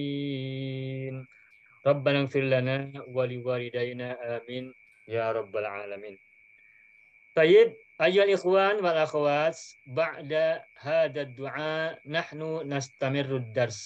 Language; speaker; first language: Arabic; non-native, fluent; Indonesian